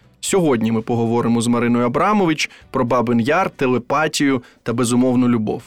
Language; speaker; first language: Ukrainian; native; Ukrainian